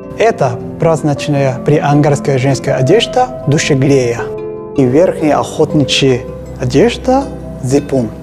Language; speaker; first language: Russian; non-native, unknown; Japanese